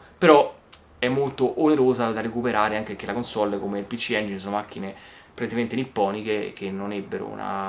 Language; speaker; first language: Italian; native; Italian